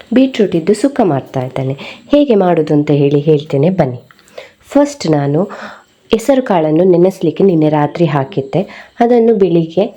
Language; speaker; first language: Kannada; non-native, local second language; Tulu